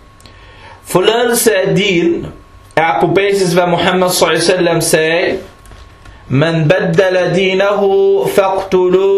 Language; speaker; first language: Danish; non-native, fluent; Arabic